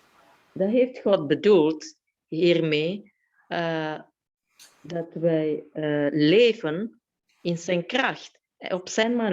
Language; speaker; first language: Dutch; non-native, fluent; Indonesian